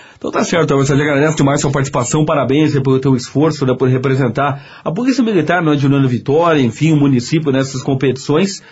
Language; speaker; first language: Portuguese; native; Portuguese